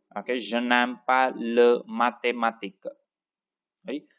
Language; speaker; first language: French; non-native, fluent; Tamil